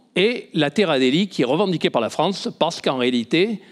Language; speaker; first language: French; native; French